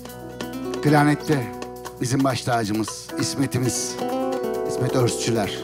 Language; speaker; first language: Turkish; native; Turkish